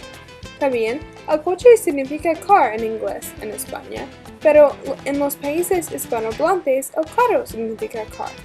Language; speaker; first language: Spanish; non-native, learner; English